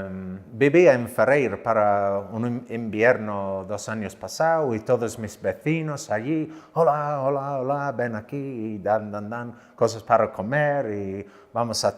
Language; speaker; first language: Spanish; non-native, learner; English